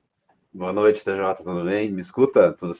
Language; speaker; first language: Portuguese; native; Portuguese